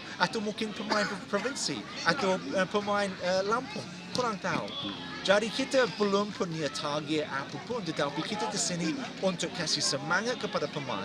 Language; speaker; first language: Indonesian; non-native, fluent; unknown